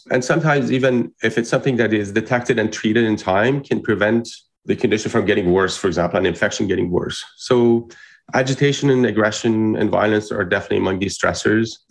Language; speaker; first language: English; non-native, fluent; Persian